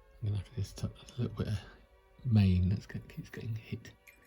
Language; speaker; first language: English; native; English